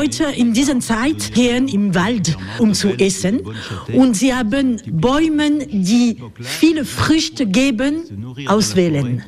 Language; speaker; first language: German; non-native, fluent; French